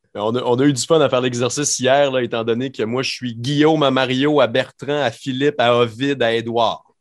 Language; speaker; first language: French; native; French